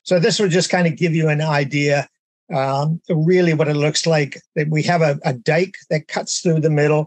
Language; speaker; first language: English; native; English